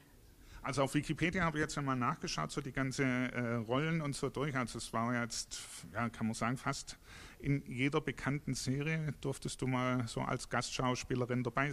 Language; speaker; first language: German; native; German